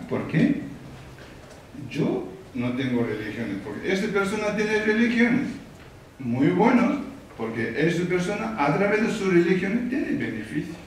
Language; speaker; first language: Spanish; non-native, learner; Tibetan